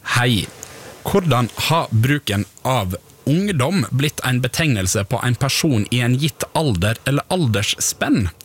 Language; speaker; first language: Norwegian; native; Norwegian